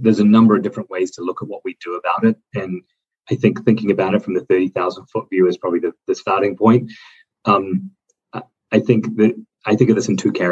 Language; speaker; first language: English; native; English